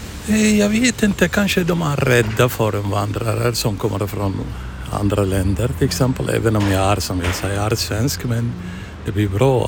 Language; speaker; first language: Swedish; non-native, fluent; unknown